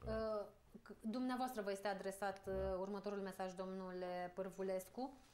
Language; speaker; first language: Romanian; native; Romanian